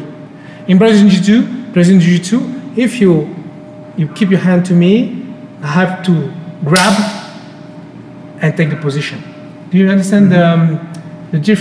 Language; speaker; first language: English; non-native, fluent; French